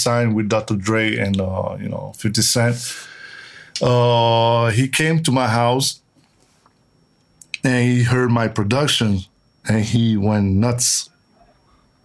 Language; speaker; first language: English; non-native, fluent; Italian